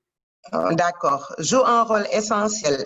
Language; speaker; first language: French; non-native, local second language; Wolof